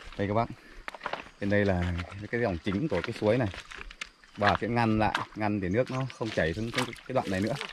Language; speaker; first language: Vietnamese; non-native, local second language; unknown